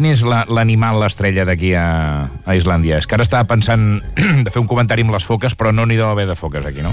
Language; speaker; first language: Catalan; native; Catalan